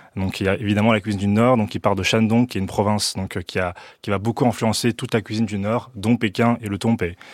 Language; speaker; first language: French; early bilingual, other home language; Wu Chinese